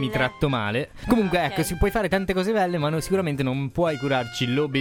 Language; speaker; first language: Italian; native; Italian